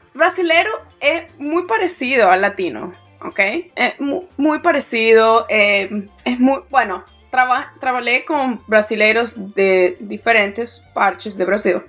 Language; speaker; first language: Portuguese; non-native, learner; Spanish